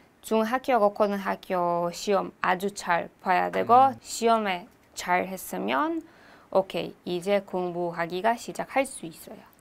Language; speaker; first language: Korean; non-native, learner; Hebrew